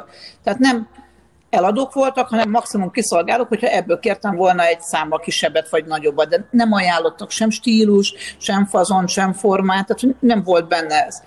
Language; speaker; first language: Hungarian; native; Hungarian